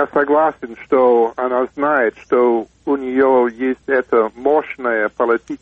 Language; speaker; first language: Russian; non-native, fluent; English